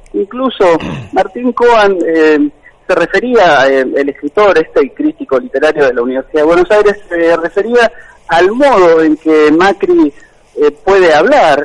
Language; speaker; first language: Spanish; native; Spanish